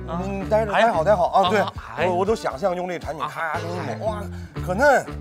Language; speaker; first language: Chinese; native; Chinese